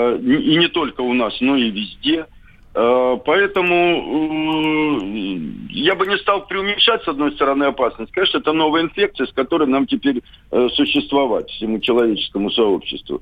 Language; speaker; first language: Russian; native; Russian